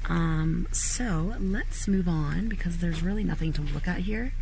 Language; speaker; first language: English; native; English